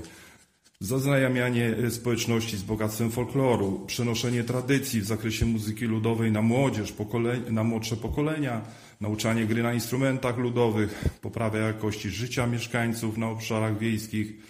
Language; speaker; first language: Polish; native; Polish